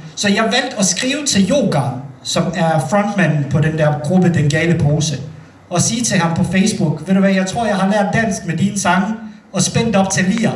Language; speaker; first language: Danish; non-native, fluent; Bosnian